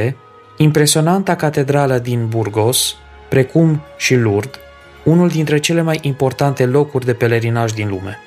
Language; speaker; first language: Romanian; native; Romanian